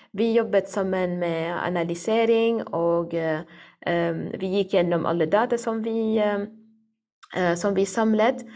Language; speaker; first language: Norwegian; non-native, learner; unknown